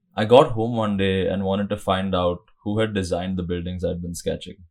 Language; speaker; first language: English; non-native, local second language; Hindi